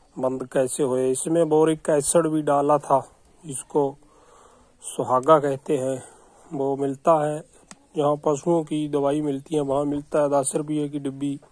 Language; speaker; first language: Hindi; non-native, local second language; Punjabi